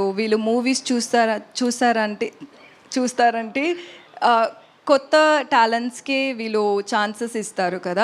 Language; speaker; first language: Telugu; non-native, learner; Tamil